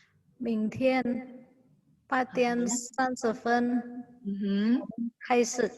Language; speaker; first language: Chinese; non-native, learner; Indonesian